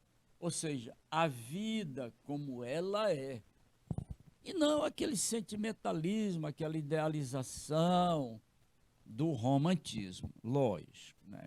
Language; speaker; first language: Portuguese; native; Portuguese